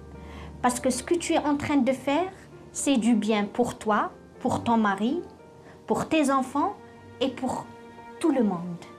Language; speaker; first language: French; non-native, local second language; Arabic